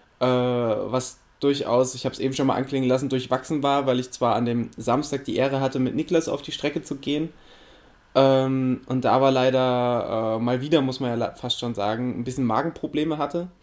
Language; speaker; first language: German; native; German